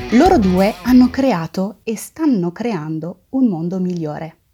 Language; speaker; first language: Italian; non-native, fluent; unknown